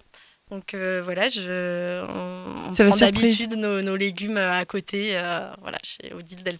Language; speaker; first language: French; native; French